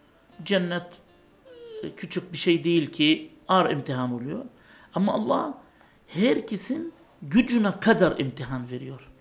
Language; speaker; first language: Turkish; non-native, fluent; Arabic